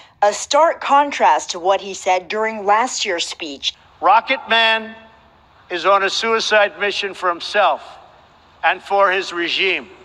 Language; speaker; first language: English; native; English